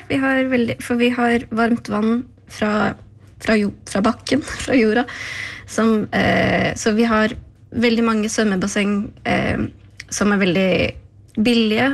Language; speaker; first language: Norwegian; early bilingual, other home language; Icelandic